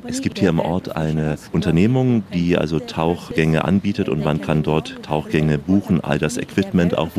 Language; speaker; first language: German; native; German